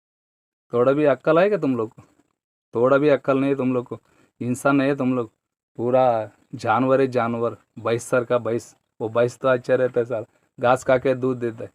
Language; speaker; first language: Hindi; non-native, local second language; Telugu